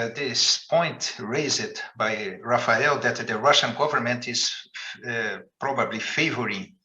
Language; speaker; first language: English; non-native, fluent; Portuguese